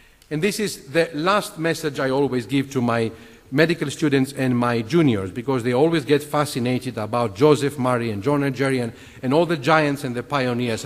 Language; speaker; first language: English; non-native, fluent; Greek